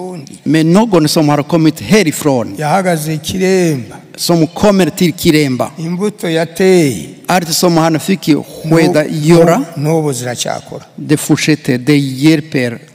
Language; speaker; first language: Swedish; non-native, fluent; Rundi